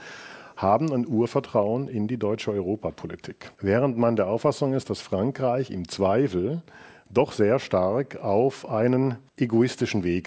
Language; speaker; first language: German; native; German